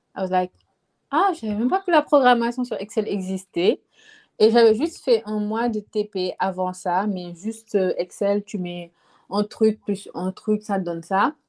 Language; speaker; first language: French; non-native, local second language; Wolof